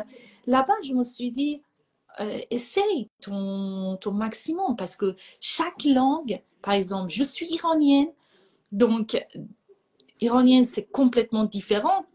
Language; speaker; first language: French; non-native, fluent; Persian